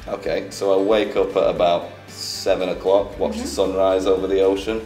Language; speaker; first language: English; native; English